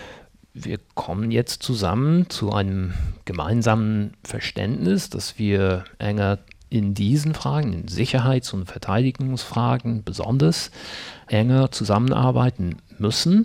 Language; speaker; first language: German; non-native, fluent; English